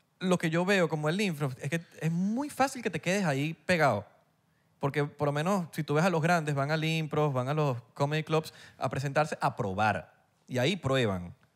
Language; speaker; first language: Spanish; native; Spanish